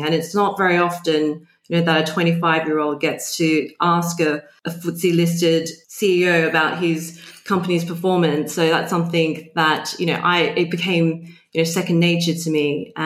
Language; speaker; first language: English; native; English